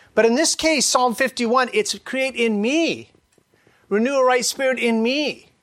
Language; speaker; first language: English; native; English